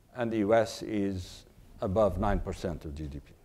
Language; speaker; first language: English; non-native, fluent; Portuguese